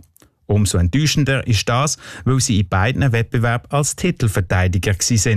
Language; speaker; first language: German; native; German